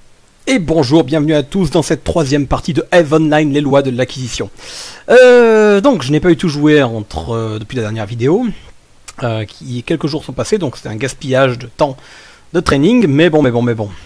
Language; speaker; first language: French; native; French